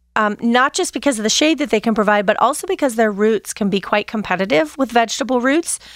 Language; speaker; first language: English; native; English